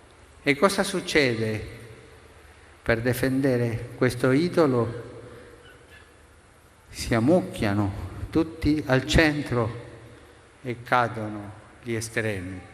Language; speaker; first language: Italian; non-native, fluent; Spanish